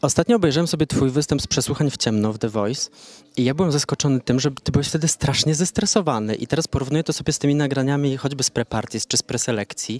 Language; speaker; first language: Polish; native; Polish